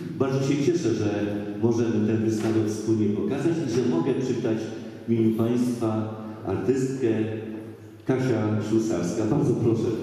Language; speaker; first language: Polish; native; Polish